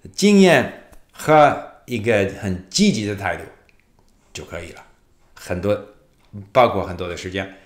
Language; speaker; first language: Chinese; non-native, fluent; English